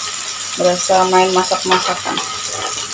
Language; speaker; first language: Indonesian; native; Indonesian